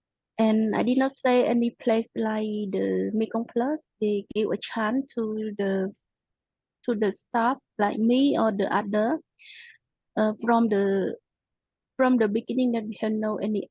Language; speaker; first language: English; non-native, local second language; Khmer